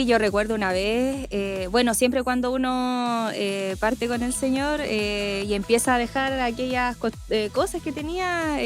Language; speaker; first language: Spanish; native; Spanish